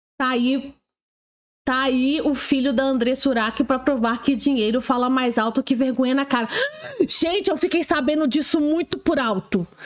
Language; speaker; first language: Portuguese; native; Portuguese